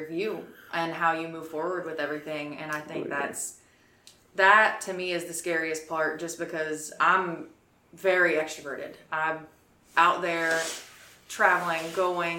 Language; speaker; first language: English; native; English